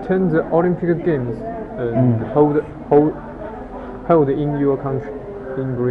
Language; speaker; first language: English; non-native, learner; Chinese